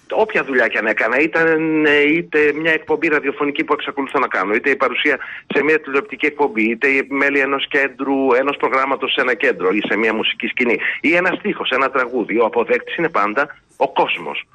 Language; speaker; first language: Greek; early bilingual, heritage; Greek